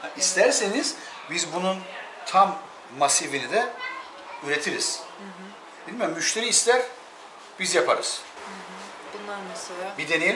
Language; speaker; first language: Turkish; native; Turkish